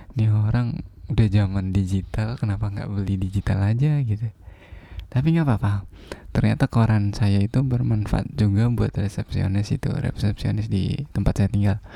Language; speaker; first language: Indonesian; non-native, local second language; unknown